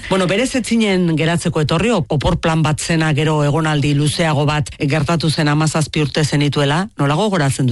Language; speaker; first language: Basque; native; Basque